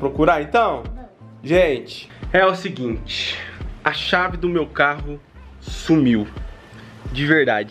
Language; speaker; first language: Portuguese; native; Portuguese